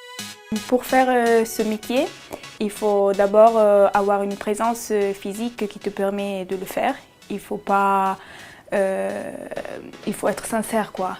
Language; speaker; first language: French; non-native, local second language; Italian